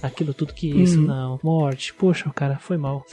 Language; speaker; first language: Portuguese; native; Portuguese